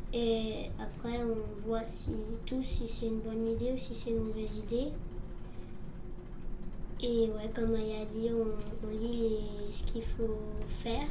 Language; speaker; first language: French; early bilingual, heritage; French